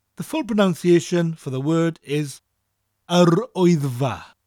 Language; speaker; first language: English; native; English